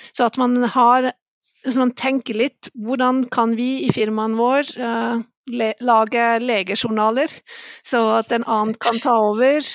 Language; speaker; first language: Norwegian; non-native, fluent; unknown